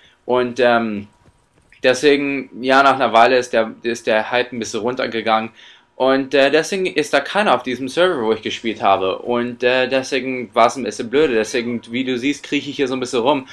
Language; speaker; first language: German; early bilingual, heritage; German